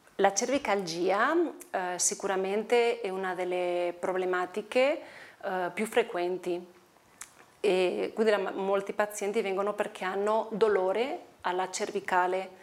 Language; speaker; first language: Italian; non-native, fluent; Spanish